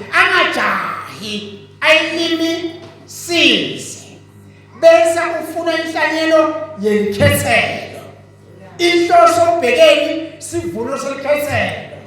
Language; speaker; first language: Zulu; non-native, local second language; Swati